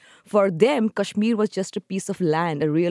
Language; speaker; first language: English; non-native, local second language; Urdu